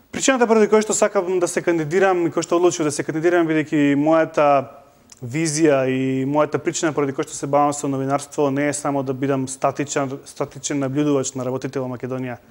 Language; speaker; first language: Macedonian; native; Macedonian